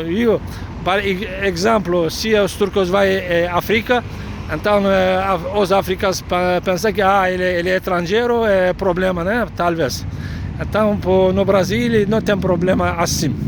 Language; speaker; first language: Portuguese; non-native, learner; Turkish